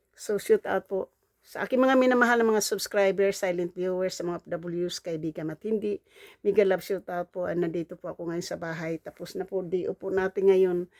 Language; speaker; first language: Filipino; non-native, local second language; Cebuano